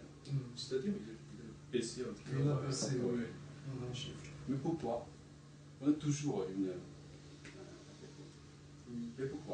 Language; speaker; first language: French; non-native, fluent; Chinese